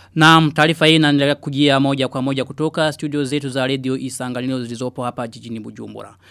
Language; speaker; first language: Swahili; non-native, local second language; Rundi